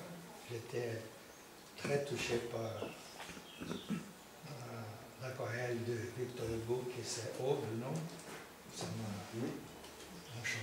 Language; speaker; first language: French; non-native, fluent; Portuguese